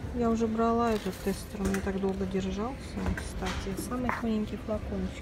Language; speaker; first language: Russian; native; Russian